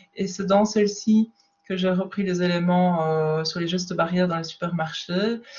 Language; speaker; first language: French; native; French